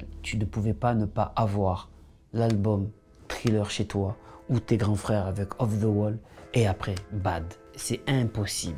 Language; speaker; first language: French; native; French